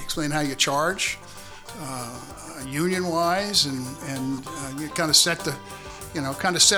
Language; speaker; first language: English; native; English